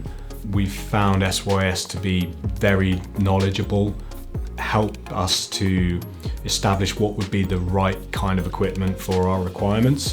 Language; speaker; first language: English; native; English